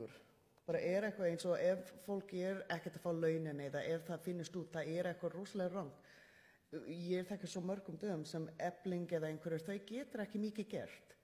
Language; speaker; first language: Icelandic; non-native, learner; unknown